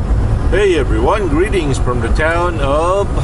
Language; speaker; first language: English; native; English